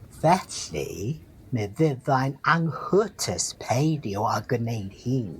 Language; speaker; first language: Welsh; non-native, learner; English